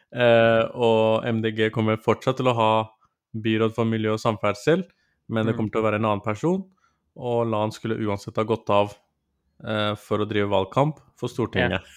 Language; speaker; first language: Norwegian; early bilingual, other home language; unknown